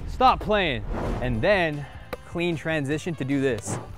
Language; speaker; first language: English; native; English